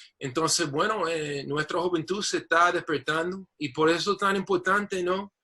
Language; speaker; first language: Spanish; non-native, fluent; English